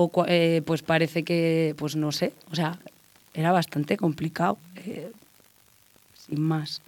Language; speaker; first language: Spanish; native; Spanish